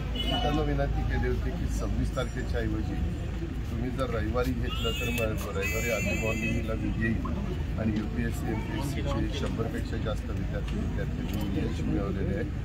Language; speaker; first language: Marathi; native; Marathi